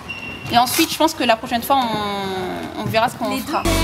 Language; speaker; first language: French; native; French